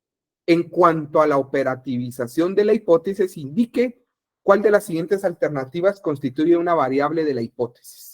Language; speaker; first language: Spanish; native; Spanish